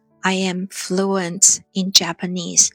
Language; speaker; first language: English; non-native, fluent; Chinese